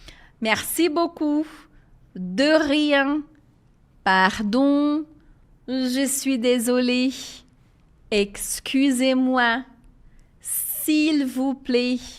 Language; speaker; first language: French; non-native, fluent; Portuguese